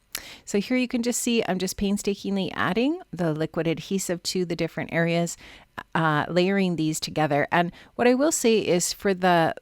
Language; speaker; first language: English; native; English